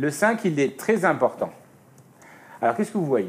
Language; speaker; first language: French; native; French